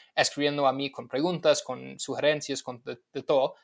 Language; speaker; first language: Spanish; non-native, fluent; English